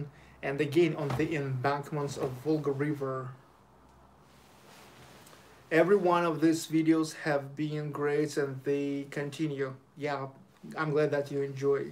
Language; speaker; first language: English; non-native, fluent; Russian